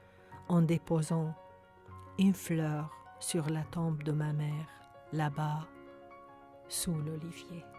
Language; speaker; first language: French; non-native, fluent; Arabic